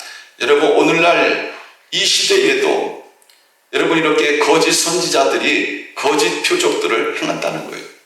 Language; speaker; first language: Korean; native; Korean